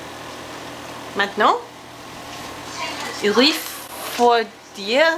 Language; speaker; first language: French; non-native, learner; English